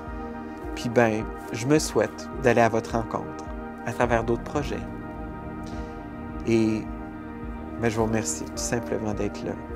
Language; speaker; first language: French; native; French